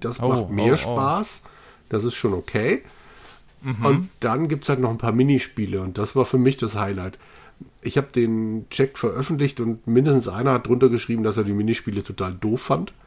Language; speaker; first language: German; native; German